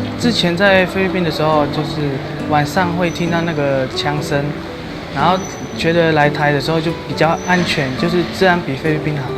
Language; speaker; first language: Chinese; non-native, fluent; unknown